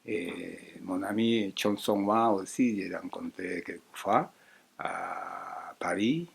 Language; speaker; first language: French; non-native, fluent; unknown